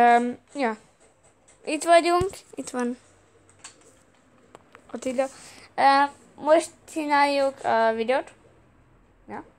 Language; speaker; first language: Hungarian; early bilingual, heritage; Hungarian